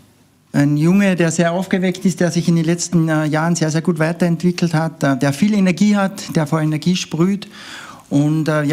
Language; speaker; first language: German; native; German